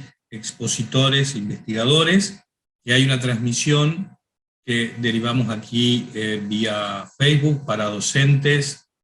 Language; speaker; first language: Spanish; native; Spanish